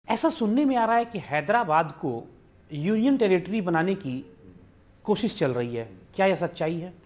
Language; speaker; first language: Hindi; native; Hindi